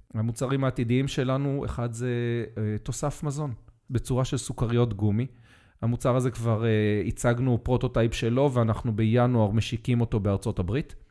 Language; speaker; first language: Hebrew; native; Hebrew